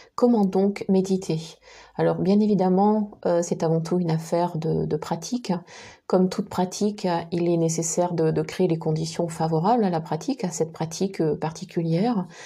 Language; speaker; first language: French; native; French